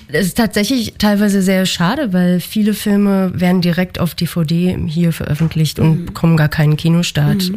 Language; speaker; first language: German; native; German